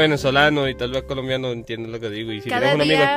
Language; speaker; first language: Spanish; native; Spanish